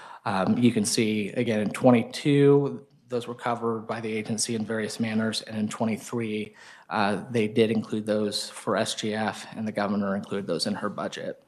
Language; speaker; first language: English; native; English